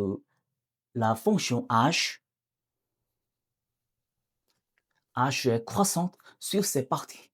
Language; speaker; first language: French; non-native, learner; Korean